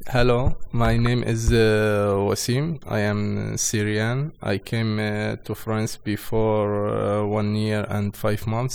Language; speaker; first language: English; non-native, learner; Arabic